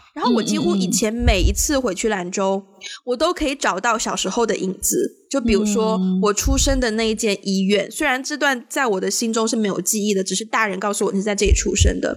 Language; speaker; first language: Chinese; native; Chinese